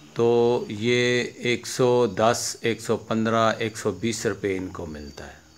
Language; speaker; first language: Urdu; native; Urdu